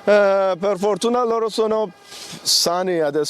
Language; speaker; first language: Italian; non-native, learner; Persian